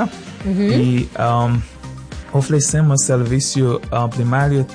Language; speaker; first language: Spanish; non-native, fluent; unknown